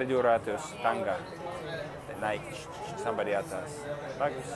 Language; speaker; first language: Indonesian; non-native, fluent; English